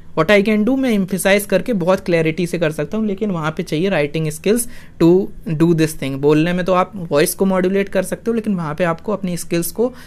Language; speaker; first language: Hindi; native; Hindi